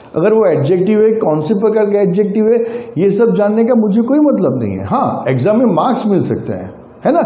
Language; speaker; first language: Hindi; non-native, local second language; Gujarati